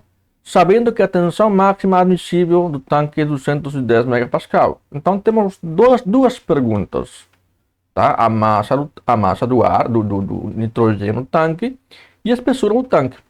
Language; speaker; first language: Portuguese; native; Portuguese